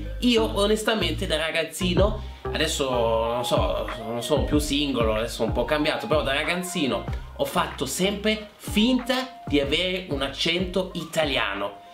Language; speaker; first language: Italian; non-native, fluent; German